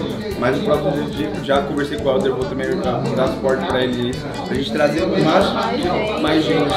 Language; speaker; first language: Portuguese; native; Portuguese